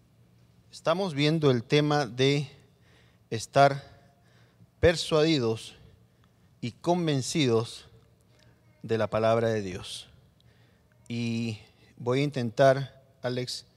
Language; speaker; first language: Spanish; native; Spanish